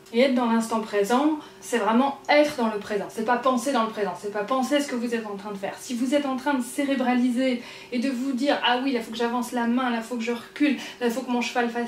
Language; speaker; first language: French; native; French